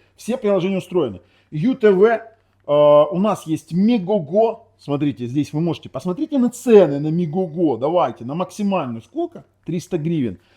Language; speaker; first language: Russian; non-native, local second language; Ukrainian